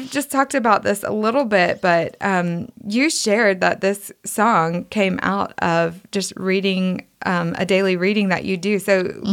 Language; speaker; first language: English; native; English